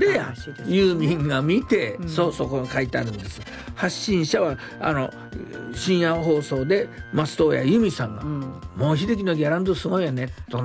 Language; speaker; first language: Japanese; native; Japanese